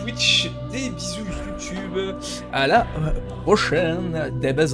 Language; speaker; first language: French; native; French